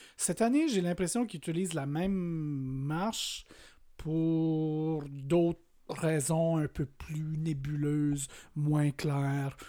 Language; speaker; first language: French; native; French